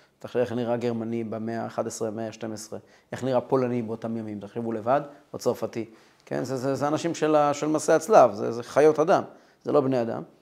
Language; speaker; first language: Hebrew; non-native, fluent; Russian